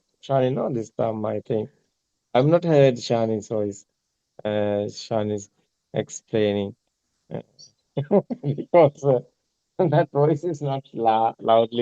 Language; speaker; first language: English; non-native, learner; Sinhala